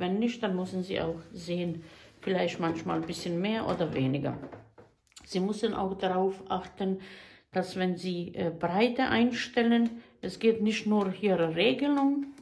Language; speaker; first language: German; non-native, fluent; Bosnian